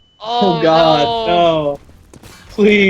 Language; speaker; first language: English; native; English